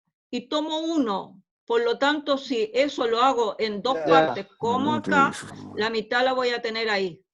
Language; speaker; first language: Spanish; native; Spanish